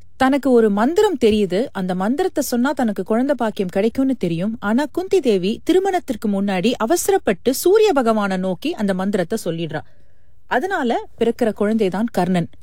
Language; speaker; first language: Tamil; native; Tamil